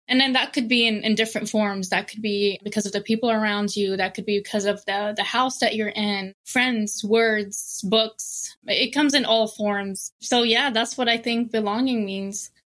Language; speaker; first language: English; non-native, fluent; Arabic